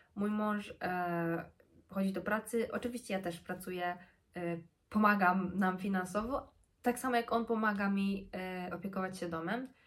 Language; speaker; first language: Polish; early bilingual, heritage; Polish